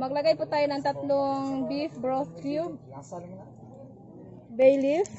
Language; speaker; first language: Filipino; non-native, local second language; Cebuano